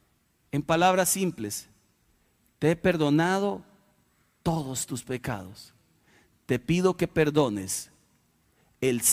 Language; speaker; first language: Spanish; native; Spanish